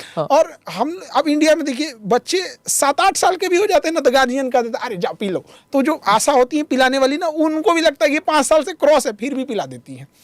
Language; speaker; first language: Hindi; native; Hindi